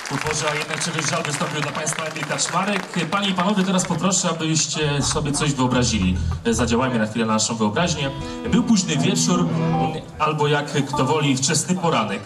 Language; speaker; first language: Polish; native; Polish